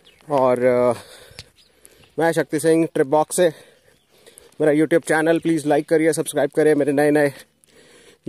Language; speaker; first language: Hindi; native; Hindi